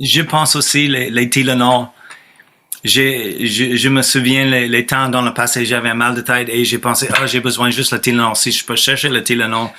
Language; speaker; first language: French; non-native, fluent; English